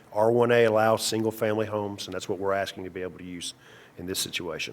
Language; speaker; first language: English; native; English